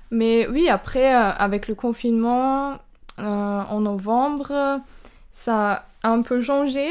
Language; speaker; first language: French; non-native, fluent; German